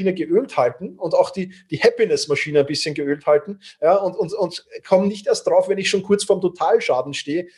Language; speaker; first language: German; native; German